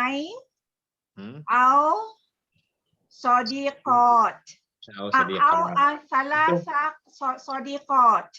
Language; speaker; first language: Arabic; non-native, learner; Malay